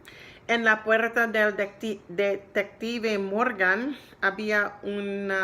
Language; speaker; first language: Spanish; non-native, learner; English